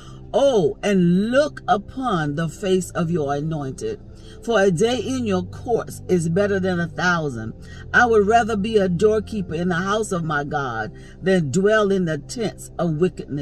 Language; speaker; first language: English; native; English